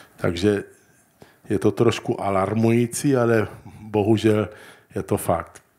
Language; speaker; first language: Czech; early bilingual, heritage; Czech